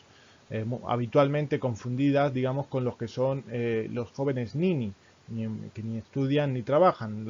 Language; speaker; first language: Spanish; native; Spanish